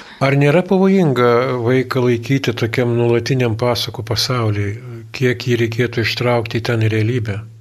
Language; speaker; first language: Lithuanian; native; Lithuanian